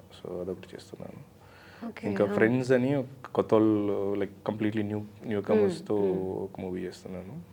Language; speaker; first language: Telugu; non-native, local second language; Malayalam